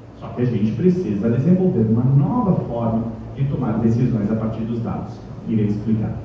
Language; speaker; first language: Portuguese; non-native, fluent; Italian